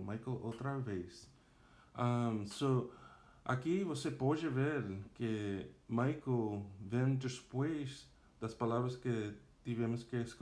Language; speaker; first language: Portuguese; non-native, fluent; English